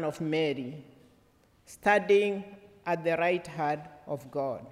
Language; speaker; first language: English; non-native, local second language; Kikuyu